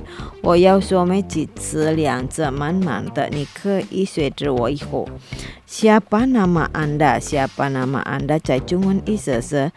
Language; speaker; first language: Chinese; non-native, fluent; Indonesian